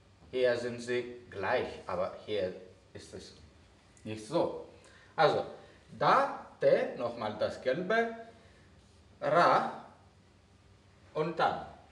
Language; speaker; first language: German; non-native, fluent; Greek